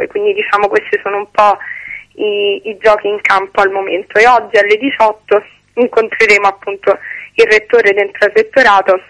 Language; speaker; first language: Italian; native; Italian